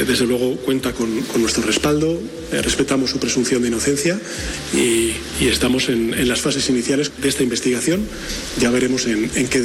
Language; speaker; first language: Spanish; native; Spanish